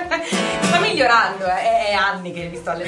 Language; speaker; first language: Italian; native; Italian